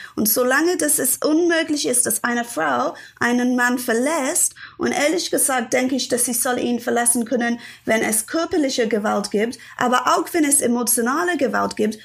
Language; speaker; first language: German; non-native, fluent; English